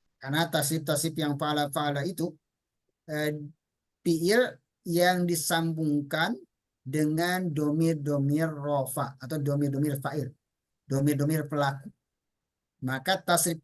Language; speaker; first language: Indonesian; native; Indonesian